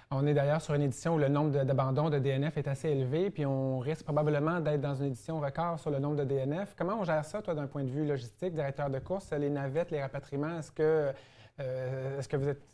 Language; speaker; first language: French; native; French